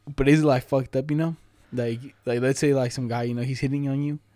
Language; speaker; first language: English; non-native, fluent; Spanish